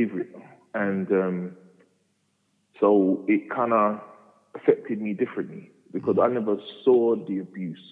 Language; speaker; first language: English; native; English